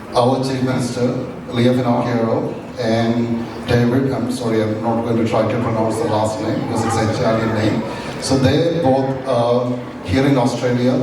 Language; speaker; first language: English; non-native, local second language; Malayalam